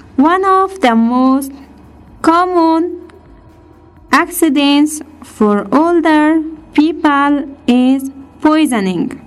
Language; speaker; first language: English; non-native, fluent; Persian